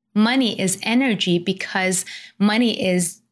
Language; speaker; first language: English; non-native, fluent; Persian